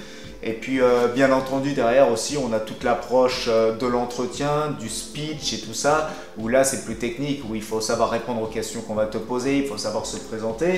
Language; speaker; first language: French; native; French